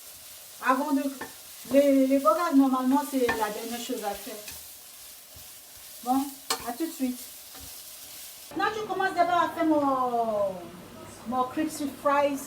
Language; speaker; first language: French; non-native, fluent; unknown